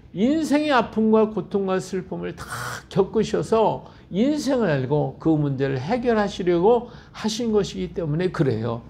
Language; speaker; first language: Korean; native; Korean